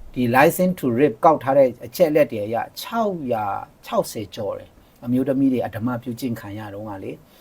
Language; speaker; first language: Burmese; non-native, local second language; Shan